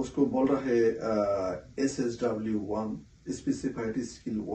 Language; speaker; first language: Hindi; non-native, local second language; Bangla